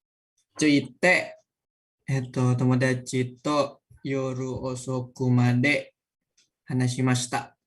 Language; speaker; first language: Japanese; non-native, learner; Indonesian